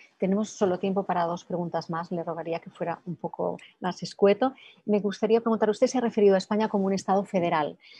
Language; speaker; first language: Spanish; non-native, local second language; Catalan